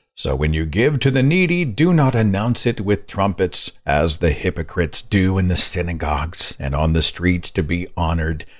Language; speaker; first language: English; native; English